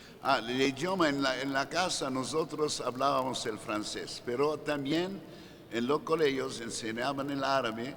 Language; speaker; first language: Spanish; non-native, fluent; French